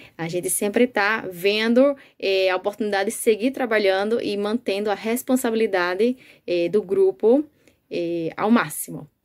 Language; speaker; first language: Portuguese; native; Portuguese